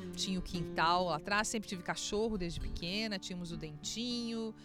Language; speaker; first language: Portuguese; native; Portuguese